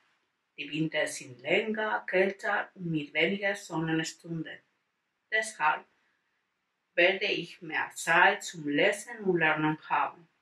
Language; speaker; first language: German; non-native, learner; Spanish